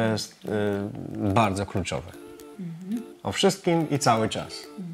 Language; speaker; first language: Polish; non-native, fluent; English